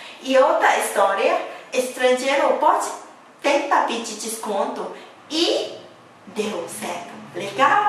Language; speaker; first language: Portuguese; non-native, learner; Thai